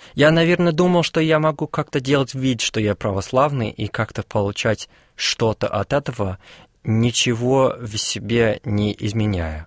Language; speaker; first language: Russian; non-native, fluent; English